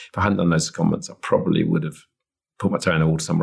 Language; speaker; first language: English; native; English